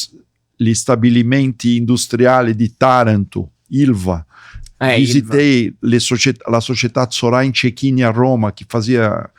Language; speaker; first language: Italian; early bilingual, heritage; Portuguese